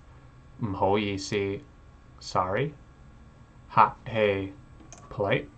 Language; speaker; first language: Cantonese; non-native, learner; English